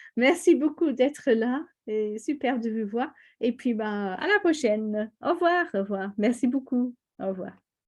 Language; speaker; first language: French; non-native, fluent; English